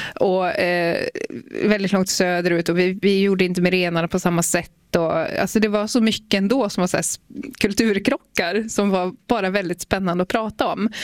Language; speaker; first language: Swedish; native; Swedish